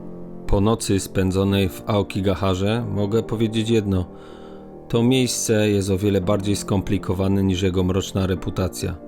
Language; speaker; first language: Polish; native; Polish